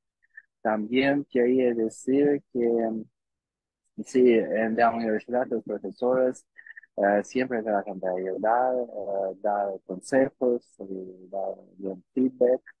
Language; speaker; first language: Spanish; non-native, learner; Russian